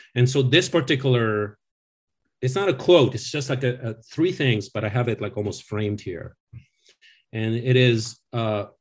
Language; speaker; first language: English; non-native, fluent; French